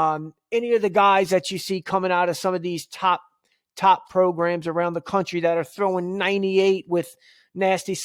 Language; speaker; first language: English; native; English